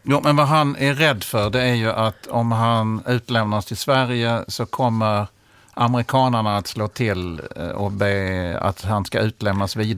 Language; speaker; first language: Swedish; native; Swedish